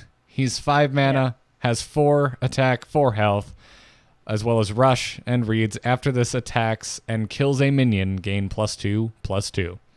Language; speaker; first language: English; native; English